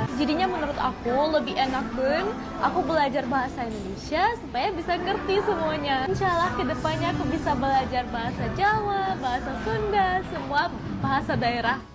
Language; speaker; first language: Indonesian; non-native, fluent; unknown